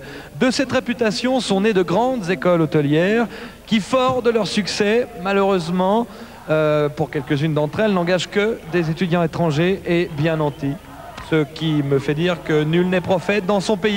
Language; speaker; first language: French; native; French